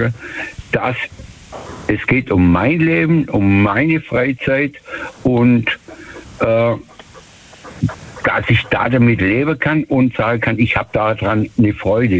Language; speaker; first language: German; native; German